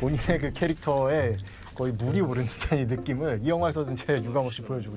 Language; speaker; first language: Korean; native; Korean